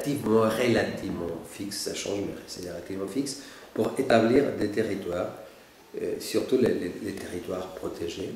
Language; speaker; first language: French; non-native, fluent; Spanish